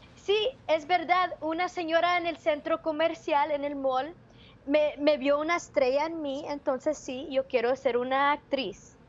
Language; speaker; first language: Spanish; early bilingual, heritage; Spanish